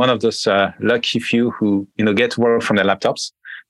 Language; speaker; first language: English; non-native, fluent; French